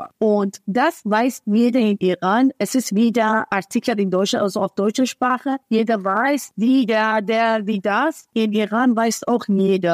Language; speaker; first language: German; non-native, fluent; Persian